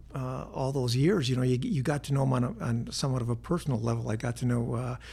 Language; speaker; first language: English; native; English